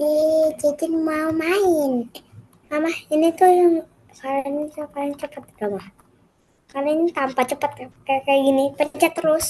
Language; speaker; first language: Indonesian; native; Indonesian